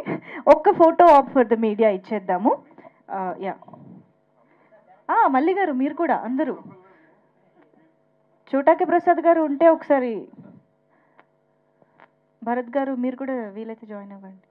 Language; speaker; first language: Telugu; native; Telugu